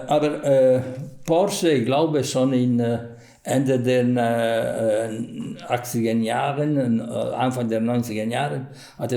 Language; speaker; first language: German; non-native, fluent; Italian